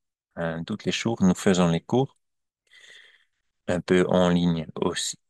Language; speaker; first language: French; non-native, learner; German